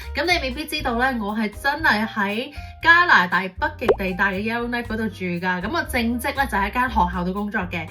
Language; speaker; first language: Cantonese; early bilingual, heritage; Cantonese